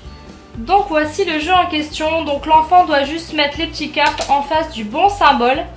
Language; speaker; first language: French; native; French